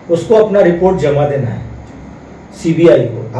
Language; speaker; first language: Hindi; non-native, local second language; Bangla